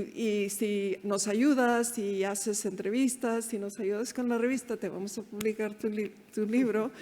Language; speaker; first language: Spanish; early bilingual, heritage; Spanish